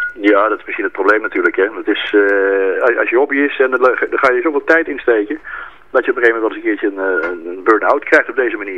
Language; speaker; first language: Dutch; native; Dutch